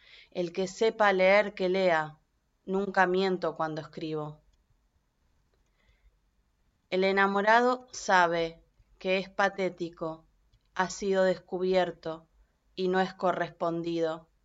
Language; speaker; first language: Spanish; native; Spanish